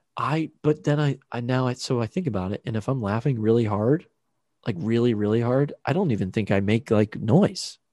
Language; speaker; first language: English; native; English